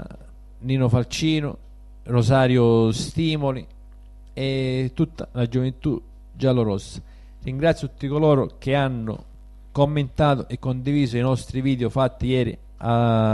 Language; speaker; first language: Italian; native; Italian